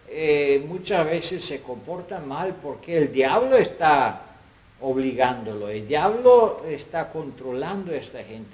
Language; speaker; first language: Spanish; non-native, fluent; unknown